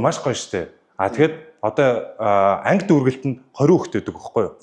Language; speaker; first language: Mongolian; native; Mongolian